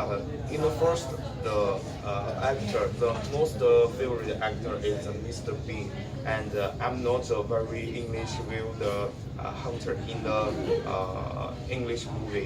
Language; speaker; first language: English; non-native, learner; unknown